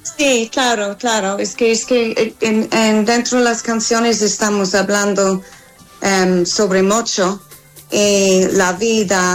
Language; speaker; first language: Spanish; non-native, learner; English